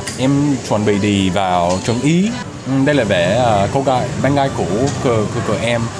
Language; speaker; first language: Vietnamese; non-native, learner; English